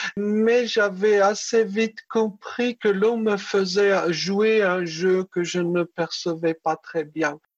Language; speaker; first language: French; early bilingual, other home language; Czech